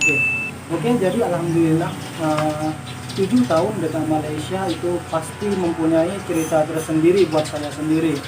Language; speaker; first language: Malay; non-native, local second language; Madurese